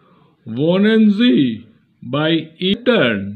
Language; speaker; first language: German; non-native, learner; Bangla